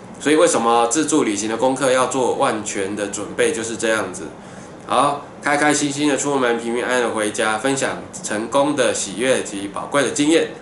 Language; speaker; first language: Chinese; native; Chinese